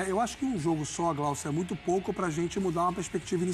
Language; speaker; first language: Portuguese; native; Portuguese